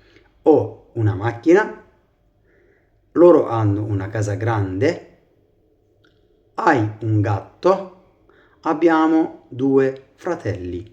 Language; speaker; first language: Italian; non-native, fluent; Arabic